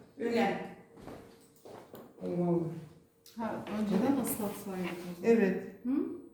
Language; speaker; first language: Turkish; non-native, learner; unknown